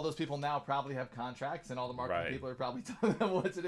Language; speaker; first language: English; native; English